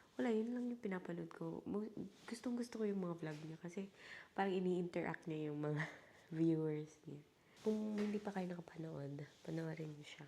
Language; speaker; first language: Filipino; non-native, local second language; Cebuano